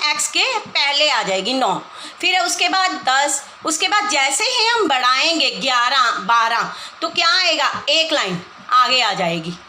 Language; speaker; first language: Hindi; non-native, local second language; Punjabi